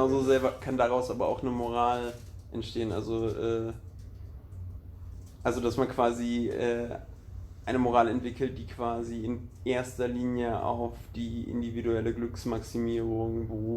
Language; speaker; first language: German; native; German